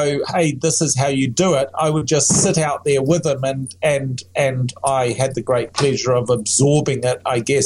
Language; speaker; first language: English; native; English